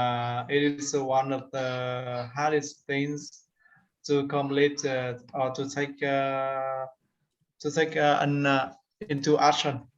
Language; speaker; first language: English; non-native, learner; Vietnamese